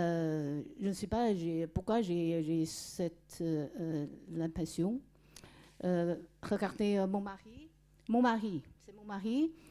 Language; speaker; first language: French; non-native, fluent; Chinese